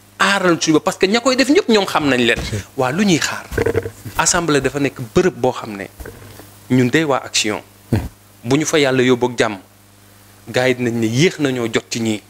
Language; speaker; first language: Wolof; native; Wolof